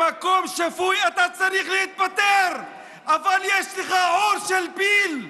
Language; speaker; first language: Hebrew; non-native, local second language; Arabic